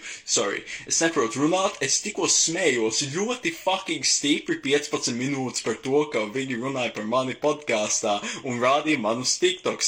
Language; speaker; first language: Latvian; non-native, local second language; English